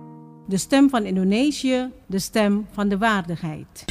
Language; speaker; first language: Dutch; non-native, fluent; Indonesian